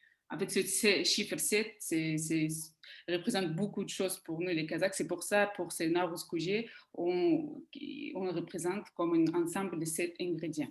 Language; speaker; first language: French; non-native, fluent; Kazakh